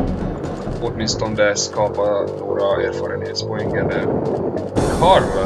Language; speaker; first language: Swedish; non-native, learner; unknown